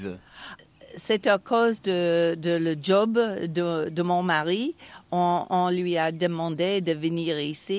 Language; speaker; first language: French; non-native, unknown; English